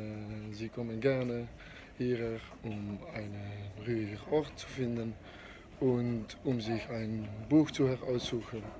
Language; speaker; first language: German; non-native, learner; Dutch